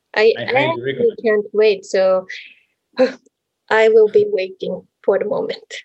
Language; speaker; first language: English; non-native, fluent; Japanese